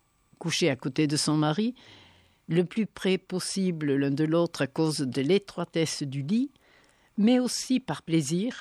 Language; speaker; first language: French; native; French